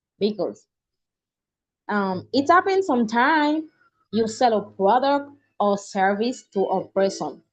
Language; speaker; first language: English; non-native, learner; French